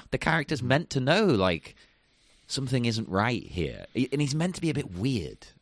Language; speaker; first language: English; native; English